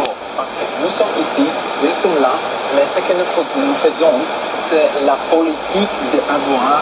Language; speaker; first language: French; non-native, fluent; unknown